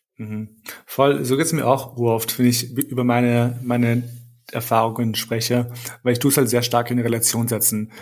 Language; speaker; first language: German; early bilingual, other home language; Albanian